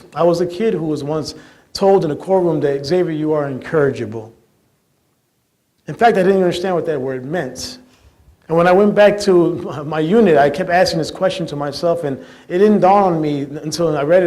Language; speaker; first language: English; native; English